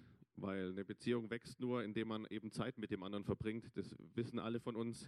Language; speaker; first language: German; native; German